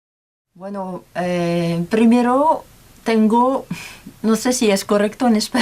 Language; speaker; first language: Spanish; non-native, learner; French